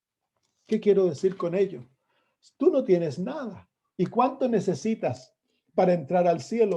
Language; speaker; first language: Spanish; native; Spanish